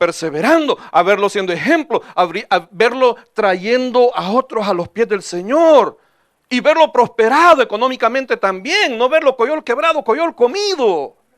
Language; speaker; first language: Spanish; native; Spanish